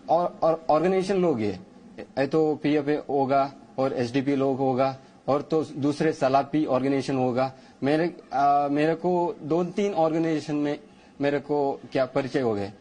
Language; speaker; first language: Hindi; non-native, local second language; Malayalam